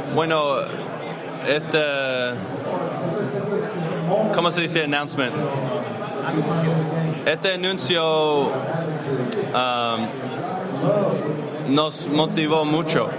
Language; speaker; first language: Spanish; non-native, learner; English